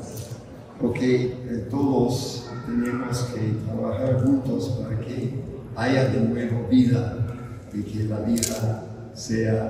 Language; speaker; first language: Spanish; non-native, fluent; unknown